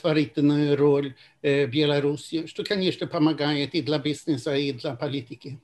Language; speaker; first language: Russian; non-native, fluent; Swedish